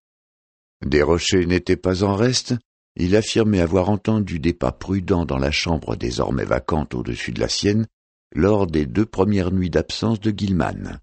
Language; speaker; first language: French; native; French